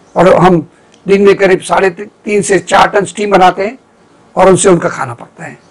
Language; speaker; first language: Hindi; non-native, fluent; Gujarati